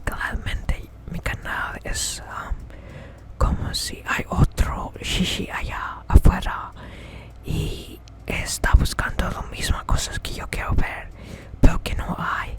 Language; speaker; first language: Spanish; early bilingual, heritage; English